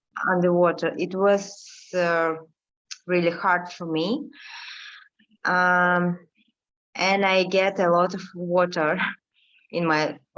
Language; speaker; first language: English; non-native, learner; Russian